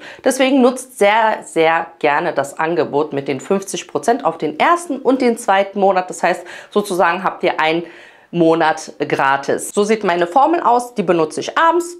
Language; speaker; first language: German; early bilingual, other home language; Polish